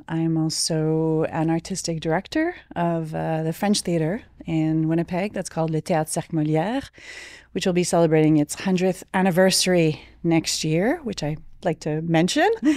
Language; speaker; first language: English; early bilingual, other home language; French